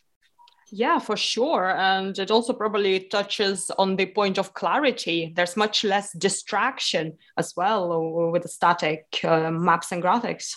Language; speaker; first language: English; non-native, fluent; Lithuanian